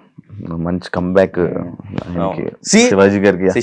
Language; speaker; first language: Telugu; native; Telugu